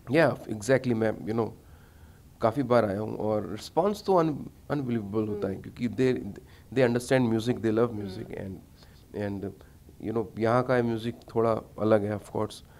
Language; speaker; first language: Hindi; native; Hindi